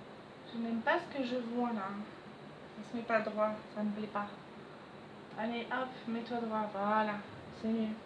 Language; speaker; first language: French; native; French